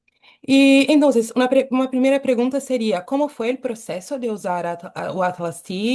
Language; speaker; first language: Spanish; non-native, fluent; Portuguese